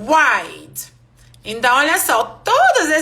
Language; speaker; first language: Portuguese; non-native, fluent; English